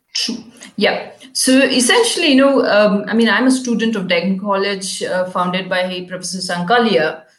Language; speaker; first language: English; non-native, local second language; Kannada